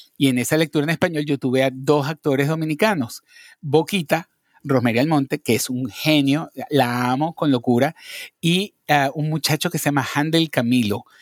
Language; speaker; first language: Spanish; native; Spanish